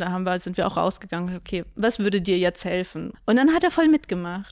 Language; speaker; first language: German; native; German